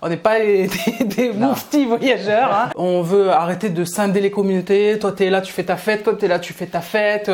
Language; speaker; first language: French; native; French